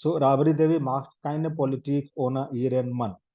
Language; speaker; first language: German; non-native, fluent; Hindi